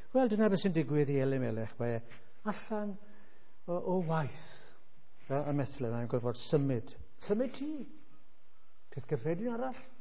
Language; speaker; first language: Welsh; native; Welsh